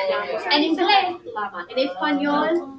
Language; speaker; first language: Spanish; non-native, fluent; English